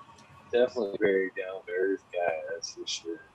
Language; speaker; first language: English; native; English